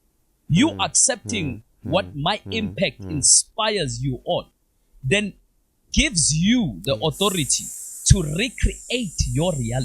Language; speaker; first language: English; non-native, local second language; Zulu